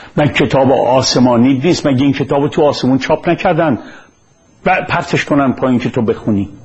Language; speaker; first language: Persian; native; Persian